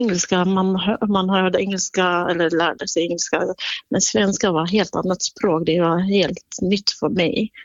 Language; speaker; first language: Swedish; non-native, fluent; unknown